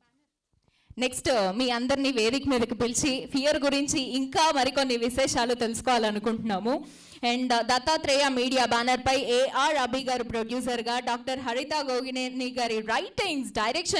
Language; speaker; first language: Telugu; native; Telugu